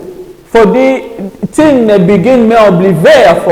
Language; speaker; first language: Danish; non-native, fluent; French